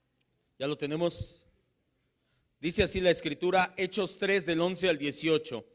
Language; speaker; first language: Spanish; native; Spanish